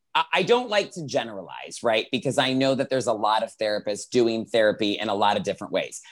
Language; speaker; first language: English; native; English